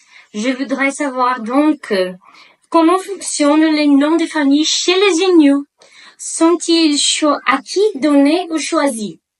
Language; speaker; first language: French; non-native, learner; Portuguese